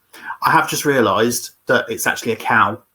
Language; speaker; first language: English; native; English